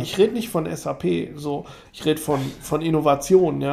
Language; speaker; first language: German; native; German